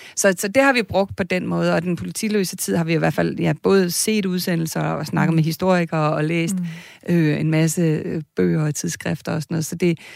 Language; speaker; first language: Danish; native; Danish